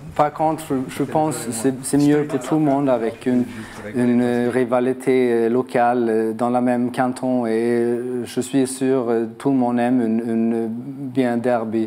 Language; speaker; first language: French; non-native, learner; Swedish